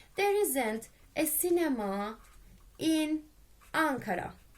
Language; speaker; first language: English; non-native, fluent; Turkish